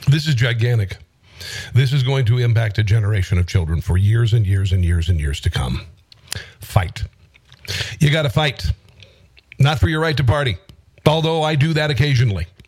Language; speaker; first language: English; native; English